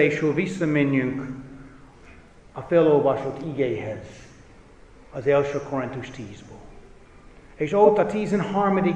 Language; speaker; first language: Hungarian; non-native, fluent; English